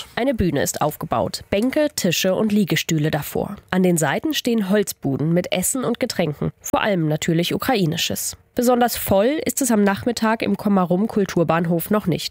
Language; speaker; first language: German; native; German